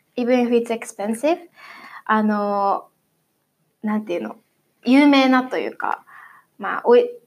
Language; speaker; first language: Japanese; native; Japanese